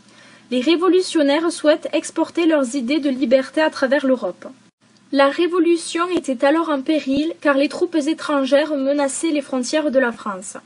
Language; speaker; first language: French; native; French